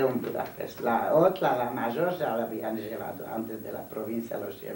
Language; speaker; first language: Spanish; non-native, fluent; Hungarian